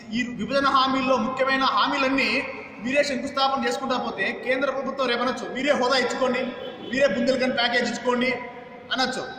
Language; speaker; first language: Telugu; native; Telugu